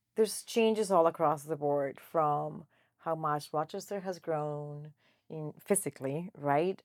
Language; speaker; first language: English; non-native, fluent; Spanish